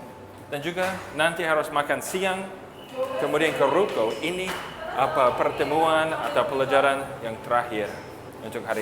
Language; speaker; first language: Indonesian; non-native, fluent; English